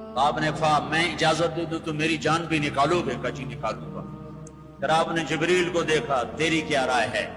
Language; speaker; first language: Urdu; non-native, local second language; Punjabi